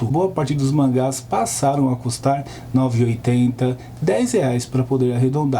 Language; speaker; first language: Portuguese; native; Portuguese